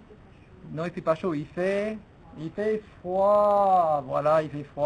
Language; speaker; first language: French; non-native, fluent; English